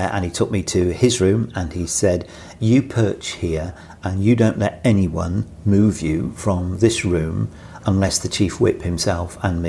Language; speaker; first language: English; native; English